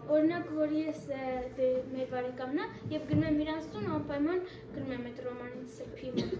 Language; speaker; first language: Armenian; non-native, local second language; Kurdish